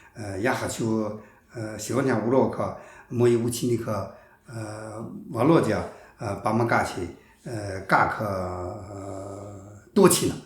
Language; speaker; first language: Russian; non-native, learner; Chinese